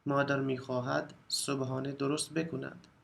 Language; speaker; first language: Persian; non-native, fluent; Urdu